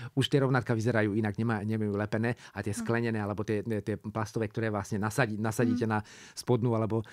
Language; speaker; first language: Slovak; non-native, local second language; Hungarian